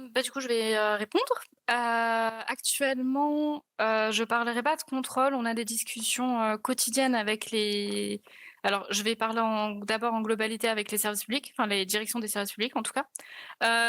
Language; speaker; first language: French; native; French